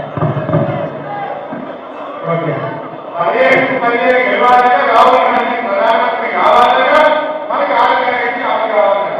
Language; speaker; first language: Telugu; native; Telugu